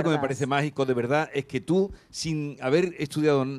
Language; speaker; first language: Spanish; native; Spanish